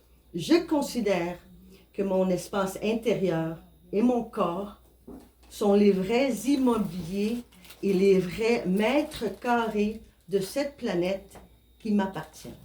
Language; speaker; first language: French; non-native, fluent; Spanish